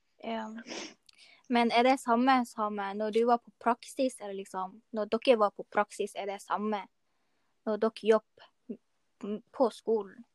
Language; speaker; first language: Norwegian; non-native, learner; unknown